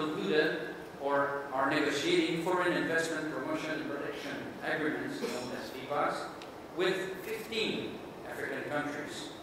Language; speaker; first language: English; non-native, local second language; French